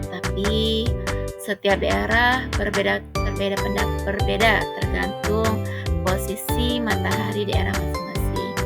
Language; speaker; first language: Indonesian; native; Indonesian